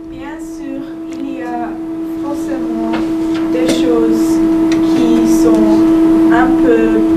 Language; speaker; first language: French; non-native, learner; English